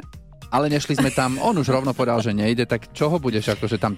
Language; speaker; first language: Slovak; native; Slovak